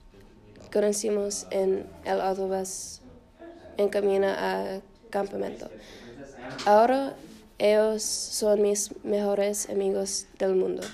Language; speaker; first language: Spanish; non-native, learner; English